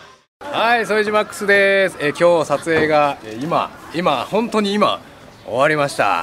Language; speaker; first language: Japanese; native; Japanese